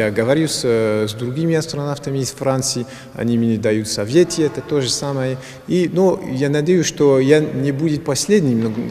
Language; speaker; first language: Russian; non-native, fluent; French